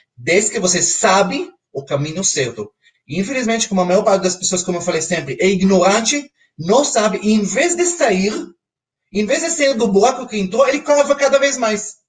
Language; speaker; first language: Portuguese; non-native, fluent; Hebrew